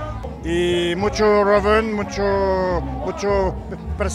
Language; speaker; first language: Spanish; non-native, learner; French